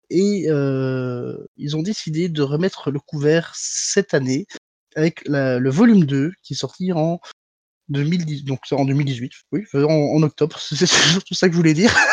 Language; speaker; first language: French; native; French